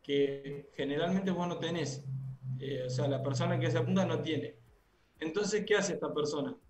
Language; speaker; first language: Spanish; native; Spanish